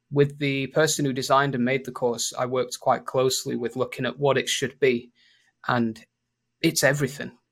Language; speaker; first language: English; native; English